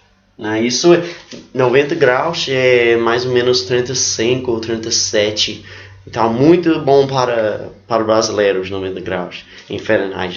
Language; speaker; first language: Portuguese; non-native, fluent; English